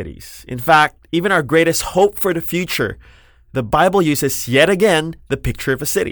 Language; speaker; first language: English; non-native, local second language; Filipino